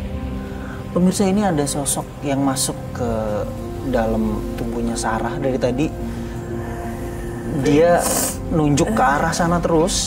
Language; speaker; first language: Indonesian; native; Indonesian